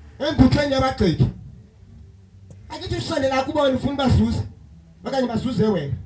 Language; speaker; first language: Zulu; non-native, local second language; Xhosa